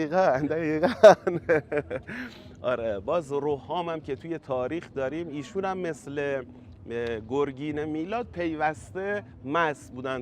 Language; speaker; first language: Persian; native; Persian